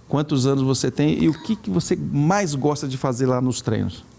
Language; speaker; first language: Portuguese; native; Portuguese